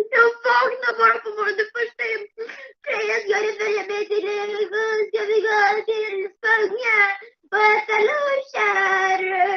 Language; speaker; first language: Swedish; early bilingual, other home language; Polish